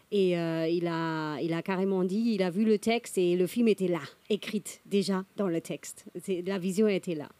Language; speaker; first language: French; non-native, fluent; German